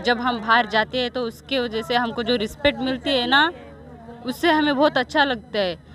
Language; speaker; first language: Hindi; non-native, local second language; Kannada